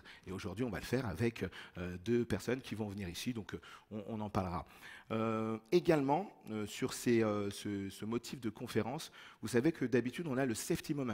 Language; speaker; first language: French; native; French